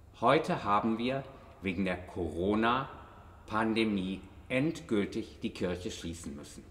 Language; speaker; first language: German; native; German